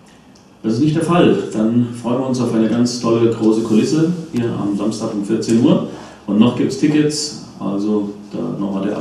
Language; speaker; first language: German; native; German